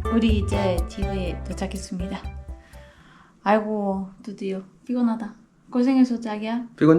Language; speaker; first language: Korean; non-native, learner; Spanish